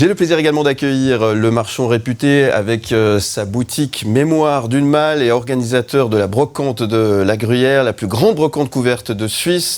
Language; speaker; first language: French; native; French